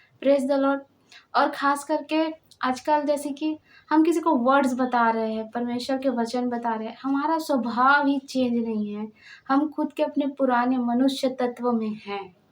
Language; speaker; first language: Hindi; non-native, local second language; Marathi